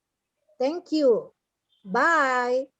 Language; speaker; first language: English; non-native, learner; Indonesian